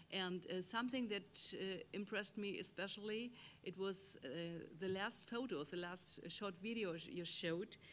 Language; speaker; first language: English; non-native, fluent; German